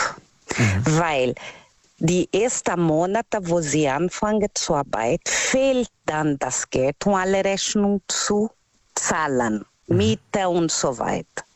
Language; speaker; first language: German; non-native, learner; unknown